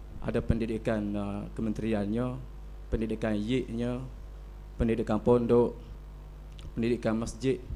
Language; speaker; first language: Malay; native; Malay